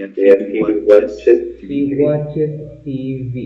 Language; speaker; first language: English; non-native, fluent; Spanish